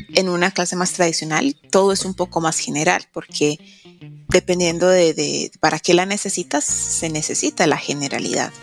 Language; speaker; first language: Spanish; native; Spanish